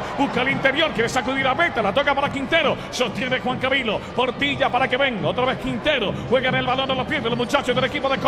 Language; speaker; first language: Spanish; native; Spanish